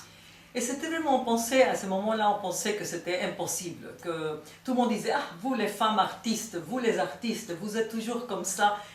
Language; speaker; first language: French; non-native, fluent; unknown